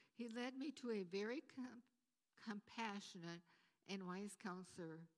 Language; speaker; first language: English; native; English